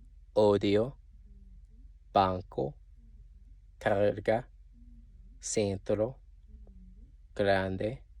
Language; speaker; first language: Spanish; non-native, learner; English